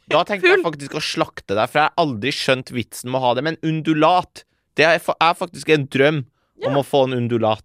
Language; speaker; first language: Norwegian; early bilingual, other home language; Persian